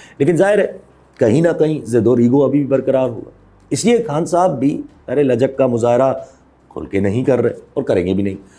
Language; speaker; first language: Urdu; non-native, local second language; Sindhi